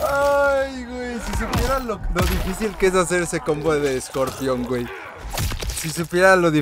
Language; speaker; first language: Spanish; native; Spanish